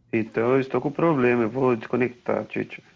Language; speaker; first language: Portuguese; native; Portuguese